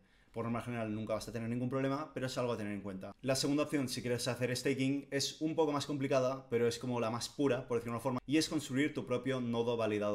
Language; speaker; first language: Spanish; native; Spanish